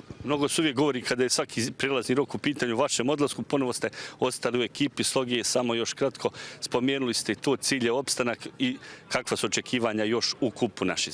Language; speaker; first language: Bosnian; native; Bosnian